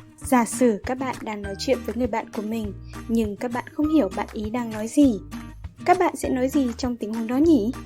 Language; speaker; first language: Vietnamese; native; Vietnamese